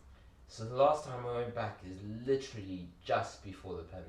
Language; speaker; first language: English; early bilingual, other home language; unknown